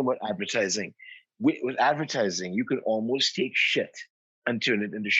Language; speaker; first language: English; native; English